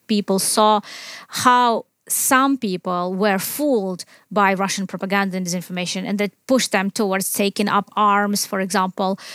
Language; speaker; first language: English; non-native, fluent; Ukrainian